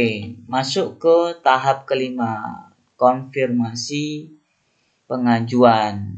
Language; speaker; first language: Indonesian; native; Indonesian